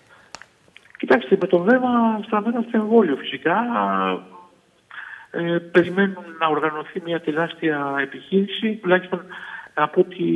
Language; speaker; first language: Greek; native; Greek